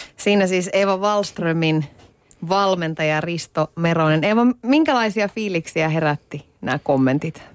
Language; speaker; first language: Finnish; native; Finnish